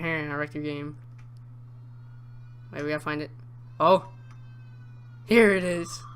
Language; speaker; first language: English; native; English